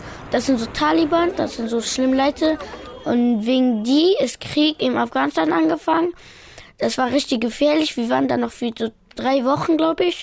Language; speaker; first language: German; early bilingual, other home language; Pashto